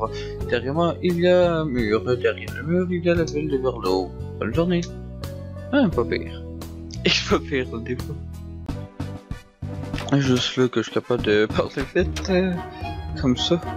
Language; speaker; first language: French; native; French